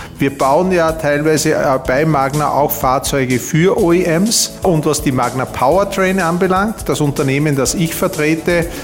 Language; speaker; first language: German; native; German